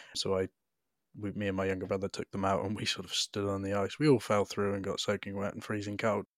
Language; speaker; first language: English; native; English